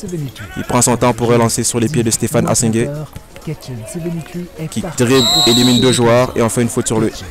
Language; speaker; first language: French; native; French